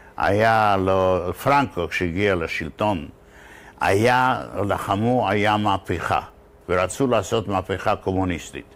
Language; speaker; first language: Hebrew; non-native, fluent; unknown